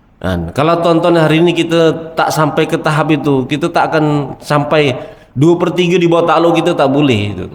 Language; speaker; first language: Malay; native; Malay